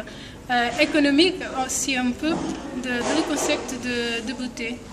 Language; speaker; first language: French; non-native, fluent; Portuguese